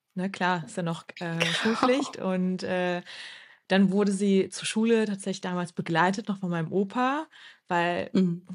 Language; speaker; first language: German; early bilingual, other home language; Turkish